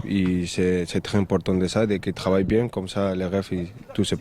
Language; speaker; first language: French; early bilingual, heritage; French